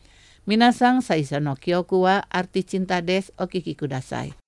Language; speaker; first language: Japanese; non-native, fluent; Indonesian